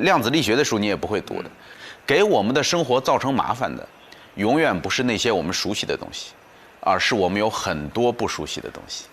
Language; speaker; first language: Chinese; native; Chinese